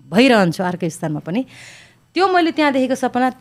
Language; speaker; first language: Nepali; native; Nepali